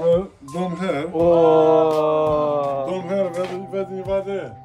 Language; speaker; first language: Swedish; non-native, fluent; Portuguese